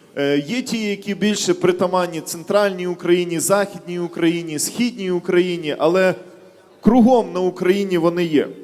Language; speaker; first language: Ukrainian; native; Ukrainian